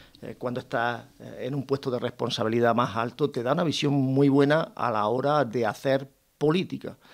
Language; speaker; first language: Spanish; native; Spanish